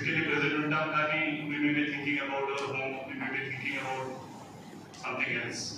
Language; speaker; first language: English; non-native, local second language; Telugu